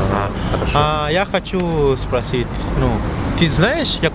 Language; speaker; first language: Russian; non-native, learner; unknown